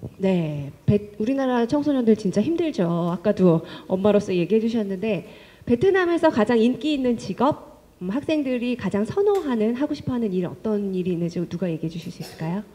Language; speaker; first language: Korean; native; Korean